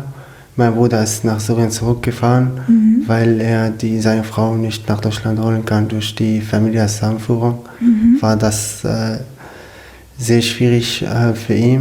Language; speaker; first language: German; non-native, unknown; Arabic